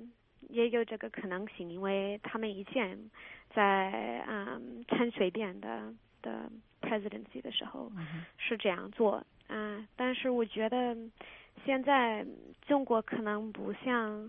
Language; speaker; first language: Chinese; non-native, fluent; English